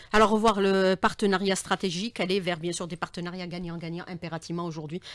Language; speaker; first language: French; non-native, local second language; Arabic